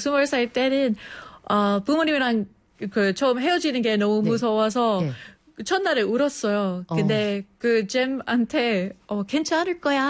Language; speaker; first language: Korean; non-native, fluent; English